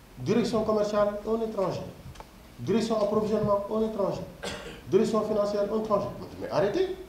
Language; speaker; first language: French; non-native, local second language; Wolof